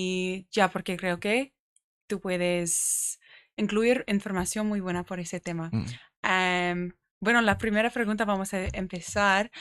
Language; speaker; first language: Spanish; non-native, learner; English